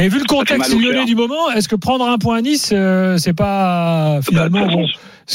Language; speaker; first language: French; native; French